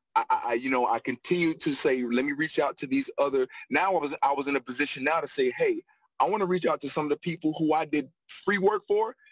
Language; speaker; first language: English; native; English